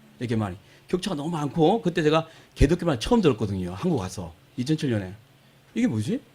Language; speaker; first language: Korean; native; Korean